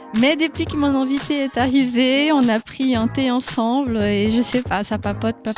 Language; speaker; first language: French; non-native, fluent; Portuguese